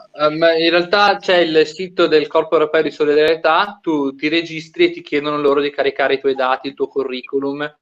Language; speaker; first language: Italian; native; Italian